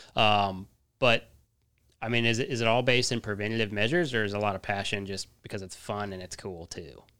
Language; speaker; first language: English; native; English